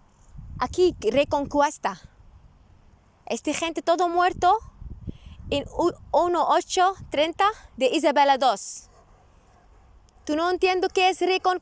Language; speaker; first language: Spanish; non-native, learner; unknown